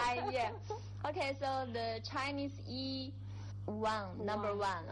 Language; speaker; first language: English; non-native, fluent; Chinese